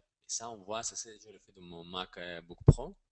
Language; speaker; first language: French; non-native, fluent; Spanish